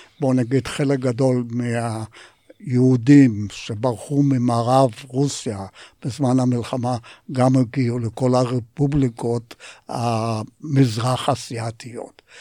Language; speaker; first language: Hebrew; non-native, fluent; Polish